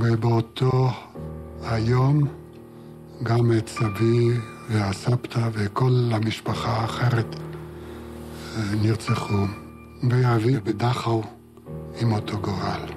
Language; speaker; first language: Hebrew; non-native, fluent; Yiddish